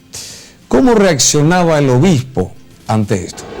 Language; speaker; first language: Spanish; native; Spanish